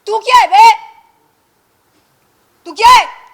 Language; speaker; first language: Hindi; native; Hindi